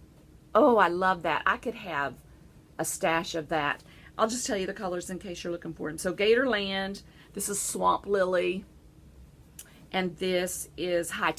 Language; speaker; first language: English; native; English